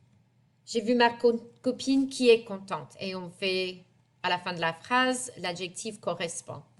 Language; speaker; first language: French; non-native, fluent; English